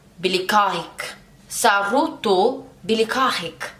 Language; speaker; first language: Arabic; non-native, learner; English